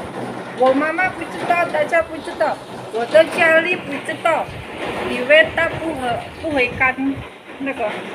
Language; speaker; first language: Chinese; non-native, learner; Indonesian